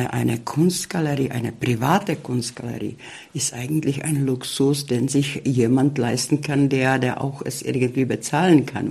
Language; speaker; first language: German; early bilingual, heritage; German